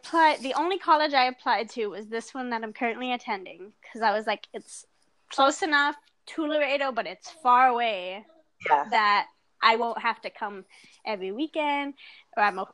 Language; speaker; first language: English; native; English